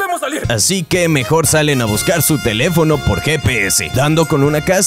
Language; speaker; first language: Spanish; native; Spanish